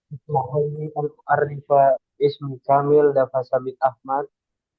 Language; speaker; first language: Arabic; non-native, learner; Indonesian